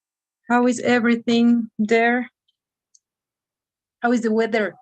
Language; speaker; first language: English; non-native, fluent; Spanish